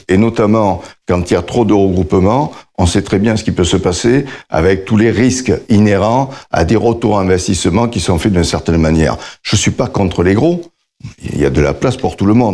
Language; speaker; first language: French; native; French